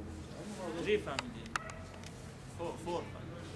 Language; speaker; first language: English; non-native, learner; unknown